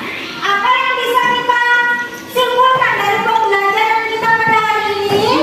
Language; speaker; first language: Indonesian; native; Indonesian